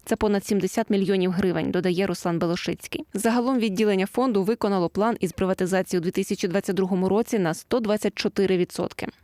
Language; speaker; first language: Ukrainian; native; Ukrainian